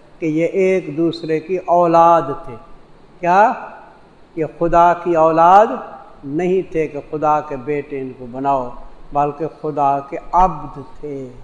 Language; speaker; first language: Urdu; non-native, local second language; Saraiki